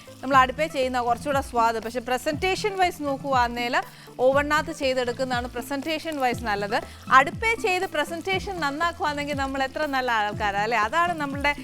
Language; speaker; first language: Malayalam; native; Malayalam